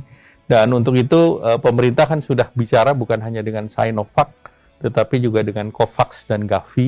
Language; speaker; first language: Indonesian; native; Indonesian